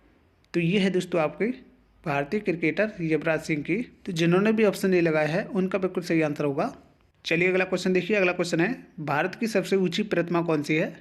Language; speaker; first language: Hindi; native; Hindi